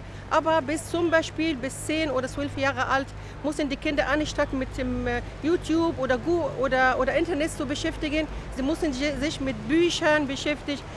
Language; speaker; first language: German; non-native, fluent; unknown